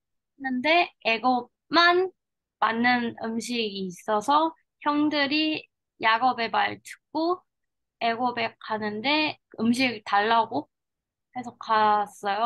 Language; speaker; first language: Korean; non-native, learner; Chinese